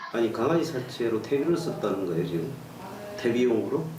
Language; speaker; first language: Korean; native; Korean